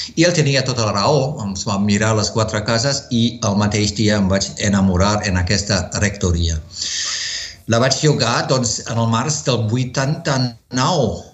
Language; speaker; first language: Catalan; non-native, fluent; German